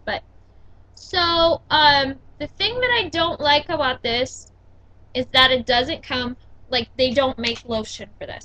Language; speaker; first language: English; native; English